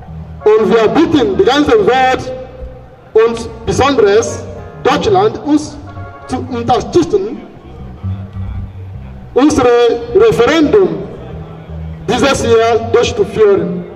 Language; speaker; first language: German; non-native, fluent; Igbo